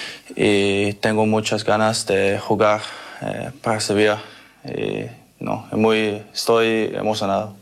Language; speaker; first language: Spanish; non-native, learner; English